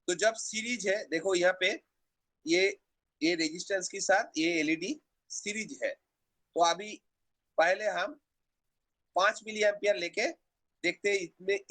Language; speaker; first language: Hindi; non-native, local second language; Bangla